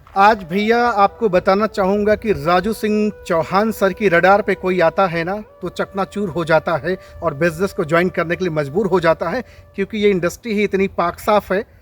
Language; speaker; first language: Hindi; native; Hindi